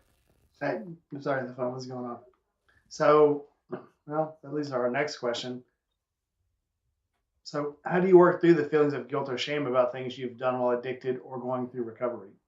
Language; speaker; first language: English; native; English